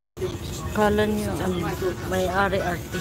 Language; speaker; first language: Japanese; non-native, fluent; Filipino